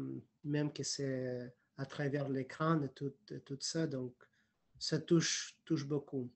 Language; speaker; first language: French; non-native, fluent; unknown